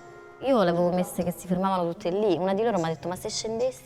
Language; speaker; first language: Italian; native; Italian